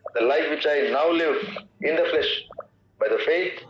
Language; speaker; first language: English; non-native, local second language; Kannada